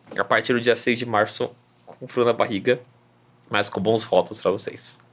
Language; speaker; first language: Portuguese; native; Portuguese